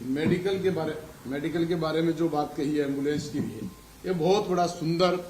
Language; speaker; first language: Hindi; native; Hindi